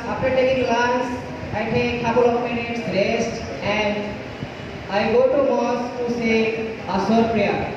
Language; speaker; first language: English; non-native, learner; Bangla